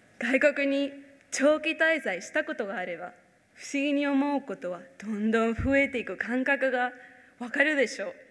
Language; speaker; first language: Japanese; non-native, fluent; Spanish